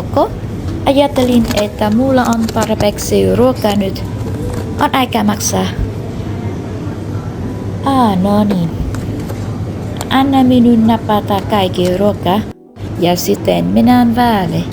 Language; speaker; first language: Finnish; non-native, learner; Vietnamese